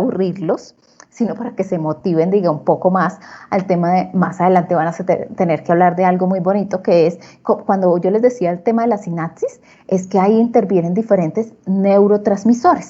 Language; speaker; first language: Spanish; native; Spanish